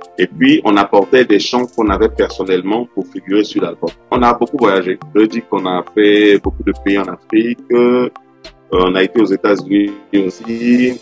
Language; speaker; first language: French; non-native, local second language; Yoruba